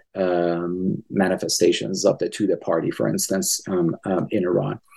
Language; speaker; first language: English; early bilingual, other home language; Persian